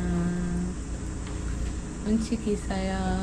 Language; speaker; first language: Korean; non-native, learner; English